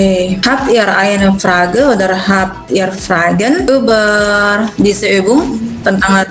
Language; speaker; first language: German; non-native, learner; Indonesian